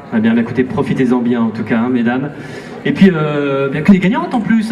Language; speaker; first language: French; native; French